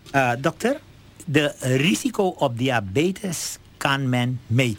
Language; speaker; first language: Dutch; native; Dutch